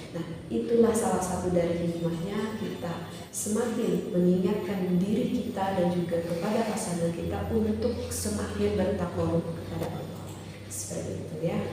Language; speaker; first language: Indonesian; native; Indonesian